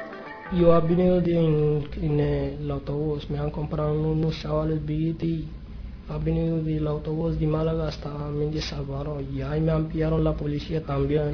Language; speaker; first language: Spanish; non-native, learner; Arabic